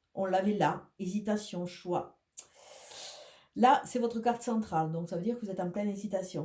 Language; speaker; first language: French; native; French